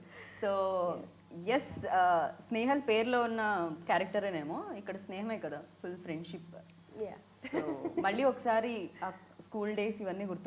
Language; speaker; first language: Telugu; native; Telugu